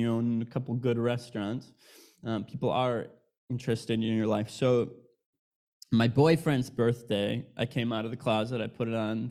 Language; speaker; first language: English; native; English